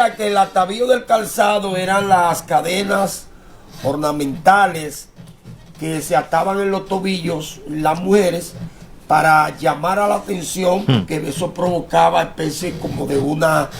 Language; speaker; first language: Spanish; native; Spanish